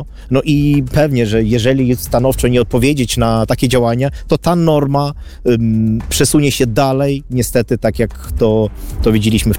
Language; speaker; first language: Polish; non-native, fluent; Ukrainian